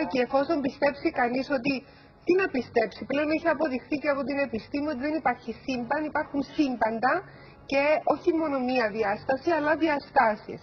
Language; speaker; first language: Greek; native; Greek